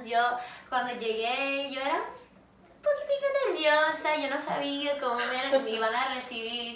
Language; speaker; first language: Spanish; early bilingual, heritage; English